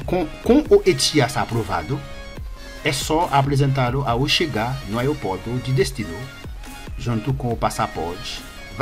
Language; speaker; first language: Portuguese; non-native, learner; Haitian Creole